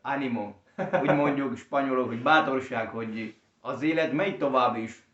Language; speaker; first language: Hungarian; non-native, fluent; Spanish